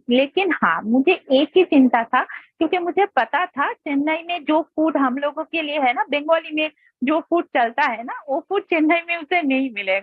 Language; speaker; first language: Hindi; non-native, local second language; Bangla